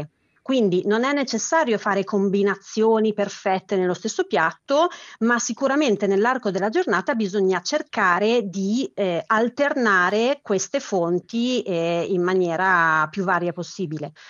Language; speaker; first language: Italian; native; Italian